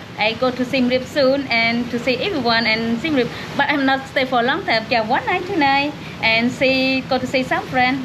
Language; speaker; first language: English; non-native, learner; Khmer